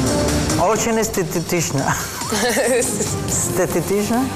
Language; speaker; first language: Russian; non-native, fluent; Spanish